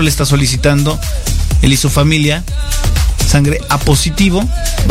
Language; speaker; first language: Spanish; native; Spanish